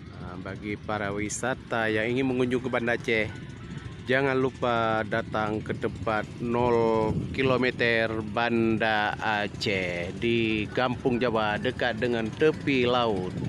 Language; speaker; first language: Indonesian; non-native, local second language; Achinese